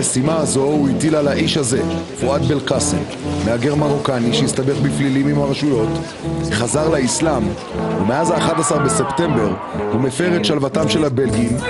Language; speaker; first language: Hebrew; native; Hebrew